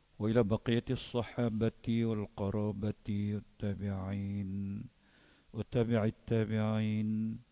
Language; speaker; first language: Malay; native; Malay